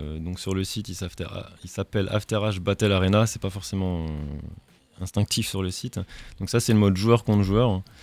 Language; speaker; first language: French; native; French